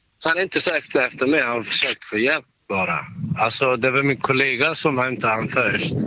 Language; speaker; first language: Swedish; non-native, learner; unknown